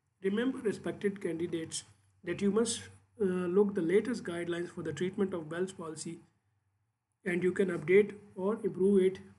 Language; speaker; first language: English; non-native, local second language; Urdu